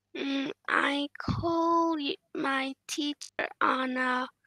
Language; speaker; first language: English; non-native, learner; Vietnamese